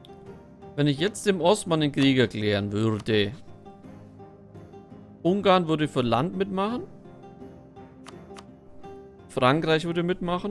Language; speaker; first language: German; native; German